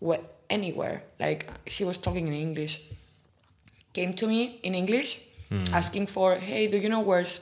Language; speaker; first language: English; non-native, fluent; Spanish